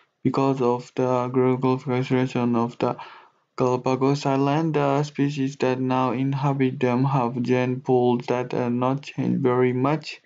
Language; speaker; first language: English; non-native, learner; Japanese